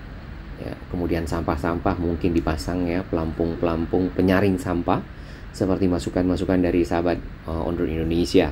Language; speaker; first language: Indonesian; native; Indonesian